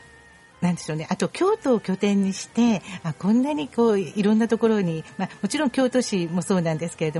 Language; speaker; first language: Japanese; native; Japanese